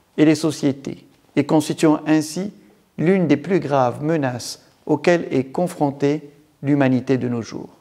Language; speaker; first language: French; non-native, local second language; Arabic